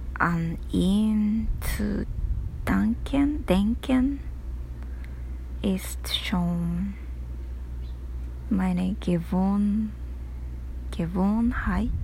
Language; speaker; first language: German; non-native, learner; Japanese